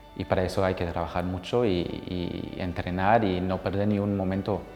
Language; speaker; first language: Spanish; non-native, fluent; Hebrew